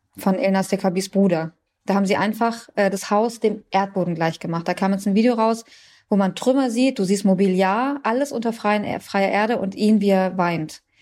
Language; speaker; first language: German; early bilingual, other home language; Persian